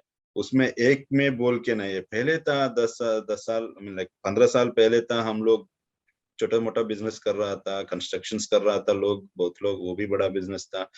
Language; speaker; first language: Hindi; non-native, local second language; Telugu